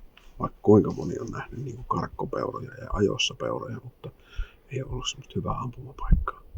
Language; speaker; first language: Finnish; native; Finnish